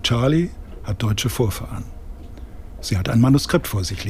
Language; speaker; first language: German; native; German